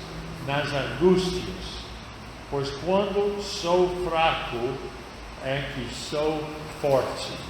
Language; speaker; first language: Portuguese; non-native, fluent; English